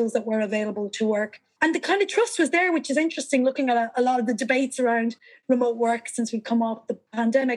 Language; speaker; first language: English; native; English